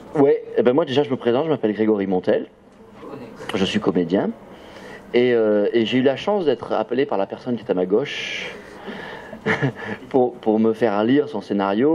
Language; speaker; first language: French; native; French